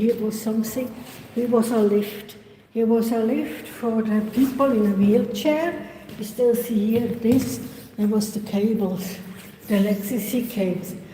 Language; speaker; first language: English; non-native, learner; German